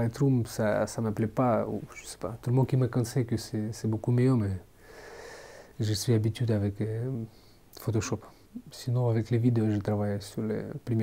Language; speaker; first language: French; non-native, fluent; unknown